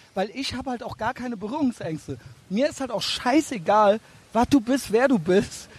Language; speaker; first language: German; native; German